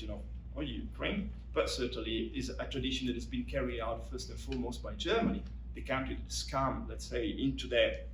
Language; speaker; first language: English; non-native, fluent; Italian